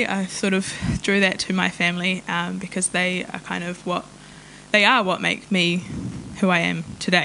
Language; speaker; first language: English; non-native, local second language; Māori